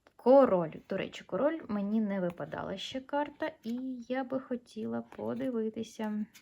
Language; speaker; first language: Ukrainian; non-native, local second language; Russian